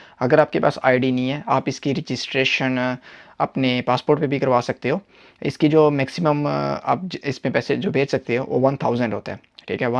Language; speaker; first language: Hindi; non-native, local second language; Punjabi